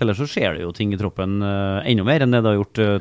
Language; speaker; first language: Norwegian; native; Norwegian